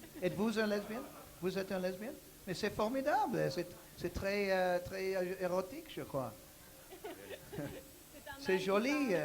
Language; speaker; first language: French; non-native, learner; English